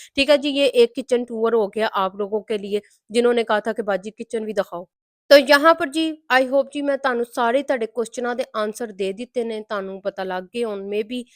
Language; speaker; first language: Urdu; non-native, local second language; Punjabi